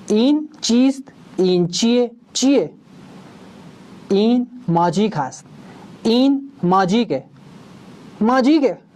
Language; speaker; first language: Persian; non-native, fluent; Urdu